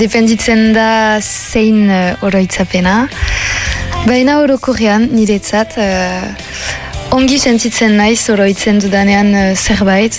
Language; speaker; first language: Basque; non-native, local second language; French